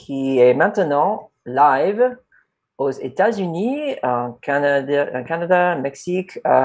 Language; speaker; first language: French; non-native, fluent; English